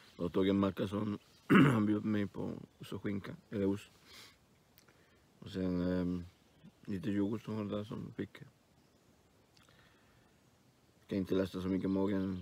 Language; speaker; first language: Swedish; non-native, learner; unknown